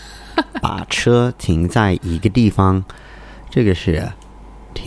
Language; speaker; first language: Chinese; non-native, learner; English